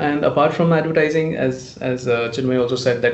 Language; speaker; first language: English; non-native, local second language; Bangla